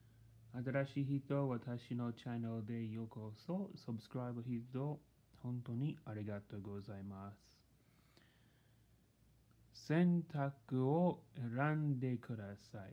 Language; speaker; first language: Japanese; non-native, learner; English